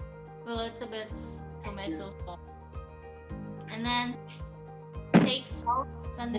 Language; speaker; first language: English; non-native, learner; Indonesian